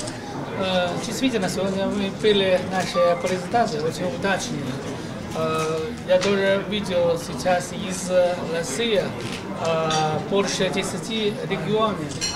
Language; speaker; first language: Russian; non-native, learner; Chinese